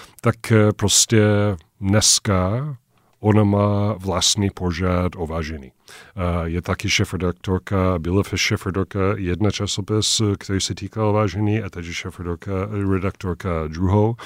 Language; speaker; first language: Czech; non-native, fluent; English